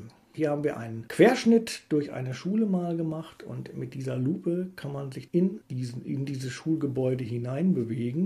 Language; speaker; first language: German; native; German